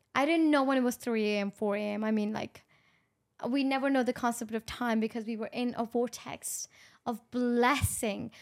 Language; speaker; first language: English; non-native, local second language; Urdu